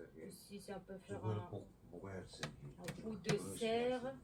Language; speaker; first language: French; non-native, learner; Mongolian